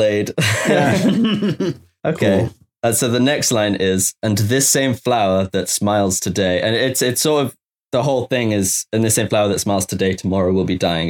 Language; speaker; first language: English; native; English